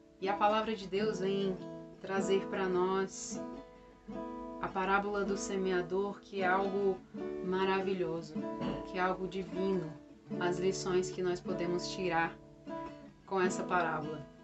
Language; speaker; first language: Portuguese; native; Portuguese